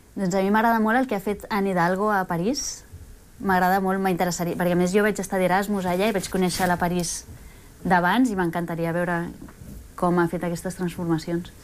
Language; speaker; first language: Catalan; early bilingual, other home language; Spanish